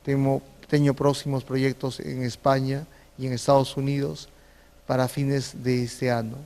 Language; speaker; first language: Portuguese; non-native, fluent; Spanish